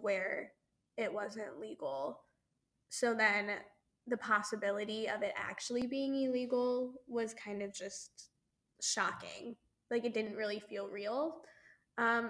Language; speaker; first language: English; native; English